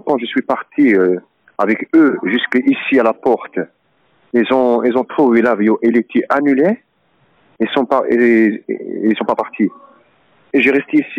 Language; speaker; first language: French; non-native, learner; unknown